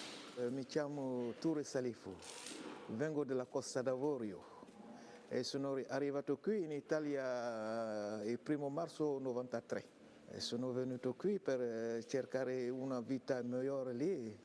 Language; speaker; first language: Italian; non-native, learner; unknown